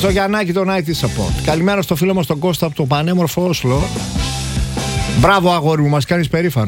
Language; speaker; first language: Greek; native; Greek